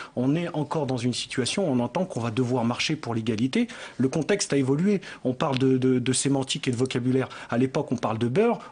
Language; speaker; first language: French; native; French